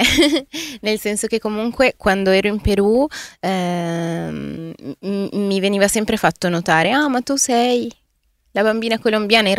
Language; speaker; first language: Italian; early bilingual, other home language; Spanish